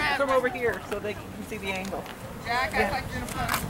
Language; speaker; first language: English; native; English